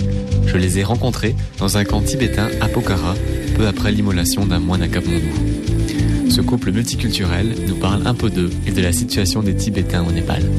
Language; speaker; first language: French; native; French